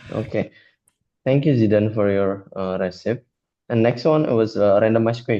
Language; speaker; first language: English; non-native, fluent; Indonesian